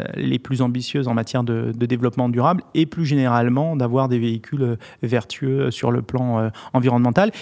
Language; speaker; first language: French; native; French